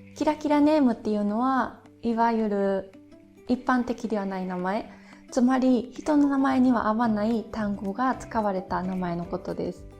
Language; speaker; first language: Japanese; native; Japanese